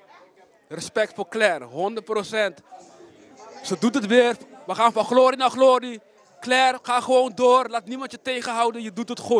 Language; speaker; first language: Dutch; native; Dutch